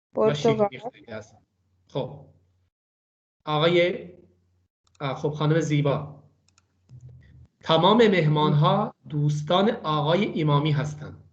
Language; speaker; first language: Persian; non-native, fluent; Urdu